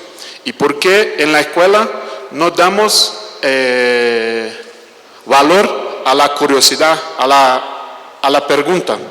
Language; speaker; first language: Spanish; non-native, fluent; Portuguese